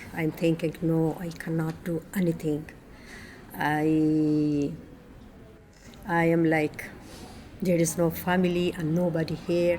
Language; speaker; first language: English; non-native, learner; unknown